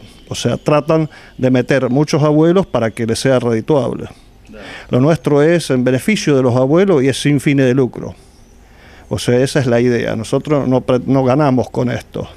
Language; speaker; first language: Spanish; native; Spanish